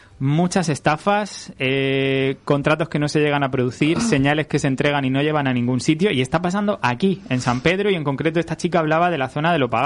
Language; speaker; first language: Spanish; native; Spanish